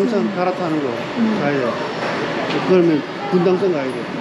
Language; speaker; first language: Korean; native; Korean